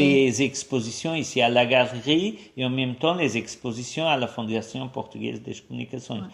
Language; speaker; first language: French; non-native, fluent; Portuguese